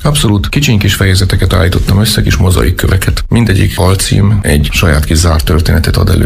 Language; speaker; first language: Hungarian; native; Hungarian